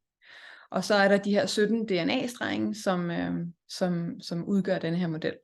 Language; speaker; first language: Danish; native; Danish